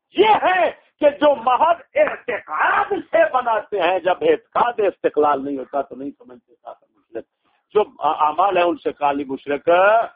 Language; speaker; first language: Urdu; non-native, local second language; Punjabi